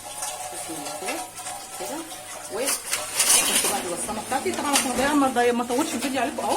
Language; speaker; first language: Arabic; native; Arabic